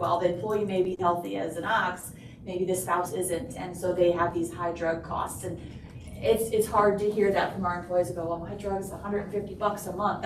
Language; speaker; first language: English; native; English